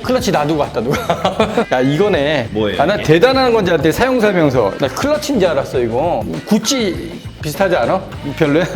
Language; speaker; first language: Korean; native; Korean